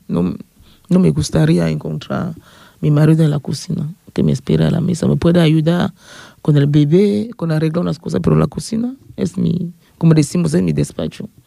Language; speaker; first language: Spanish; non-native, fluent; French